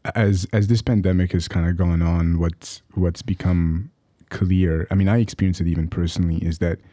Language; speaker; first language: English; early bilingual, other home language; Arabic